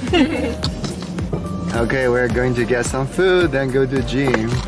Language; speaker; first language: English; non-native, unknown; Chinese